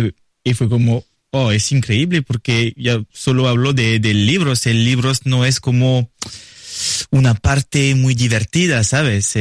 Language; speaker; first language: Spanish; non-native, learner; French